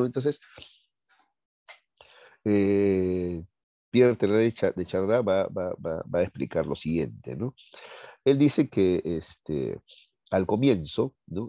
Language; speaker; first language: Spanish; native; Spanish